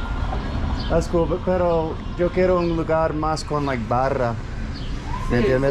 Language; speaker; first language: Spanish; non-native, learner; English